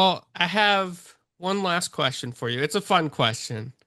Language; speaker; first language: English; native; English